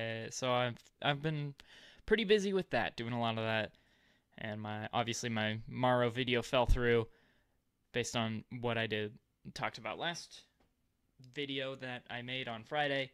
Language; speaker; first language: English; native; English